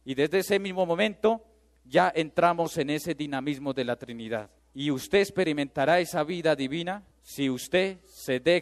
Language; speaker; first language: Spanish; native; Spanish